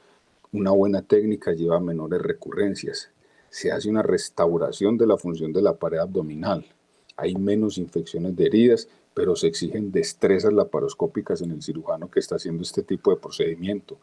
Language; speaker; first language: Spanish; native; Spanish